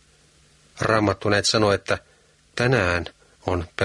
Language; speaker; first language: Finnish; native; Finnish